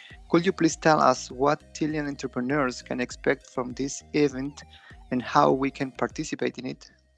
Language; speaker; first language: English; non-native, fluent; Spanish